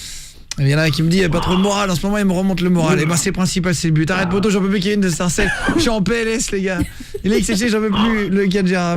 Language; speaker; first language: French; native; French